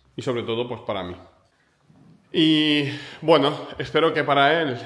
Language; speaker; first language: Spanish; non-native, fluent; Ukrainian